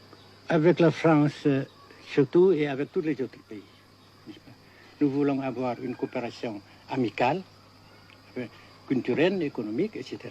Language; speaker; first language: French; non-native, local second language; Vietnamese